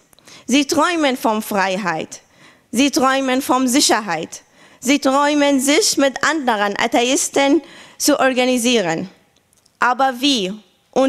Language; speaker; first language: German; non-native, learner; Arabic